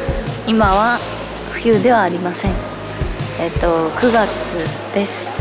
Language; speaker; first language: Japanese; non-native, learner; Korean